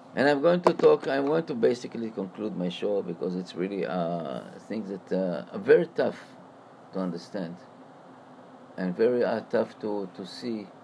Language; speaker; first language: English; non-native, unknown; Hebrew